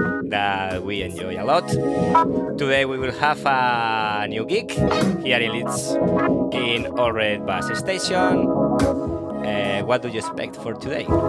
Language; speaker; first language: English; non-native, learner; Spanish